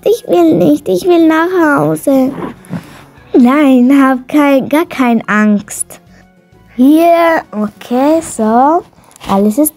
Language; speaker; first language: German; non-native, learner; Arabic